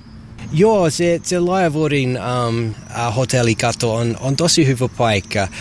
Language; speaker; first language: Finnish; non-native, learner; English